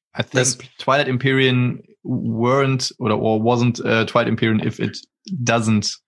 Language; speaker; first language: English; non-native, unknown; German